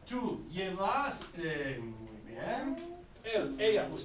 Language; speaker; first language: Spanish; non-native, fluent; English